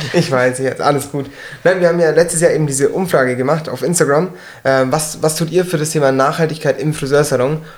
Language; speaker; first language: German; early bilingual, other home language; Turkish